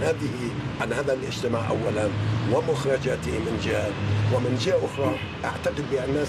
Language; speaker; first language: Arabic; non-native, fluent; Persian